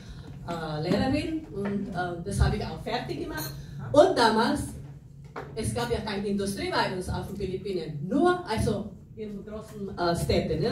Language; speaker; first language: German; non-native, fluent; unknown